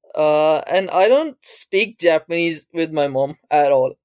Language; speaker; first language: English; non-native, local second language; Urdu